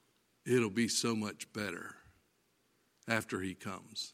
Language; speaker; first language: English; native; English